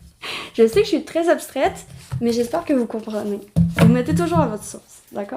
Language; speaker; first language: French; native; French